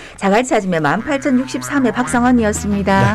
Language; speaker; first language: Korean; native; Korean